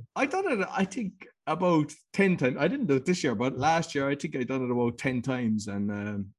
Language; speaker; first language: English; native; English